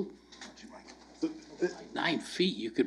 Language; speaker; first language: English; native; English